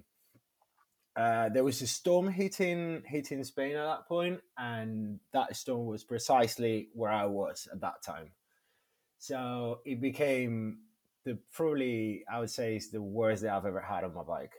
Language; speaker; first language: English; non-native, fluent; Spanish